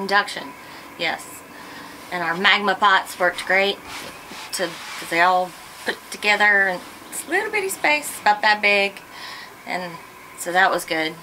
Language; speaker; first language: English; native; English